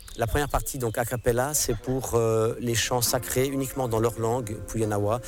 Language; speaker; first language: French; non-native, local second language; English